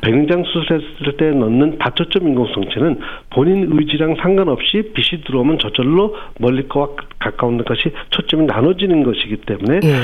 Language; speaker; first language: Korean; native; Korean